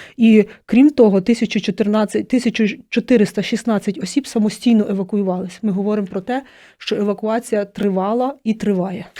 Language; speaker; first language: Ukrainian; native; Ukrainian